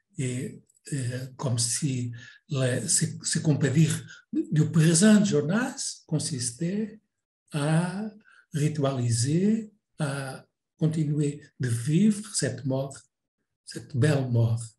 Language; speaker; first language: French; non-native, fluent; Portuguese